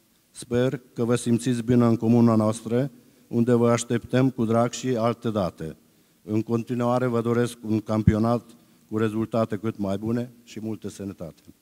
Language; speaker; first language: Romanian; non-native, local second language; Hungarian